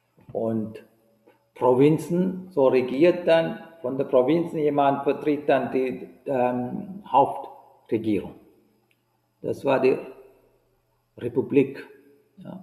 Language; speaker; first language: German; non-native, fluent; Sinhala